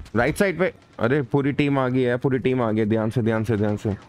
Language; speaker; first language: Hindi; native; Hindi